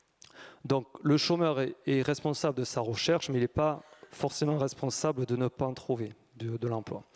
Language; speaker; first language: French; native; French